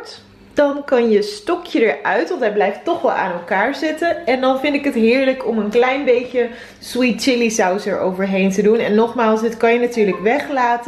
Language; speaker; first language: Dutch; native; Dutch